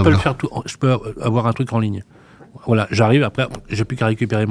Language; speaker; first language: French; native; French